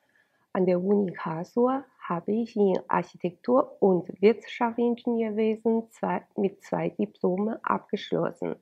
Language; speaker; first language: German; non-native, fluent; Chinese